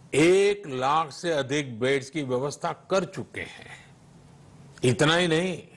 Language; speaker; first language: Hindi; non-native, local second language; Gujarati